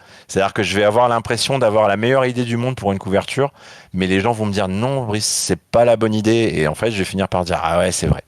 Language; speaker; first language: French; native; French